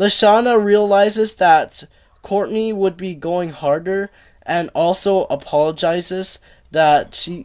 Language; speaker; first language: English; native; English